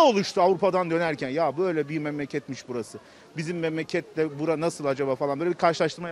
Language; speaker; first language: Turkish; native; Turkish